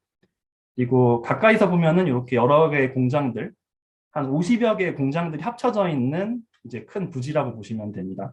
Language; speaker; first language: Korean; early bilingual, heritage; Korean